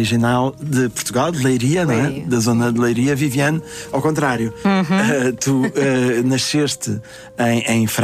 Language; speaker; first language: Portuguese; native; Portuguese